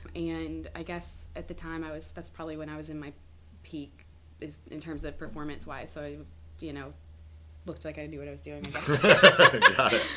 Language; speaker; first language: English; native; English